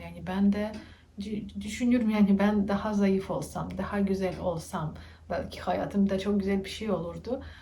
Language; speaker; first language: Turkish; non-native, learner; Russian